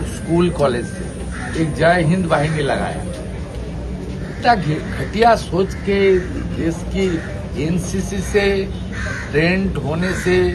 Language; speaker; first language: Hindi; non-native, local second language; Bangla